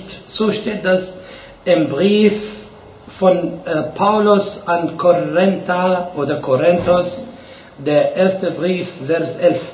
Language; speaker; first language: German; non-native, fluent; Arabic